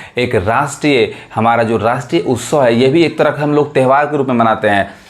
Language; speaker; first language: Hindi; native; Hindi